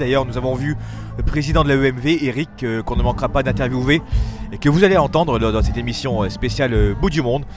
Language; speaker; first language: French; native; French